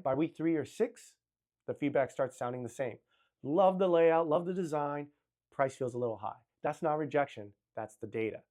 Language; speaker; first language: English; native; English